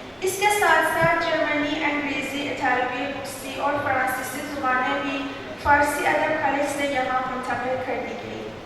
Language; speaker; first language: Urdu; non-native, fluent; Persian